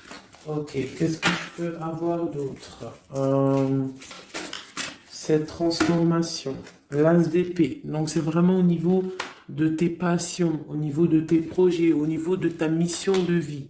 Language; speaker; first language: French; native; French